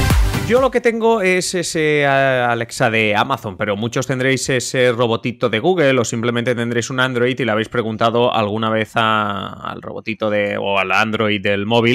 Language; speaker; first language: Spanish; native; Spanish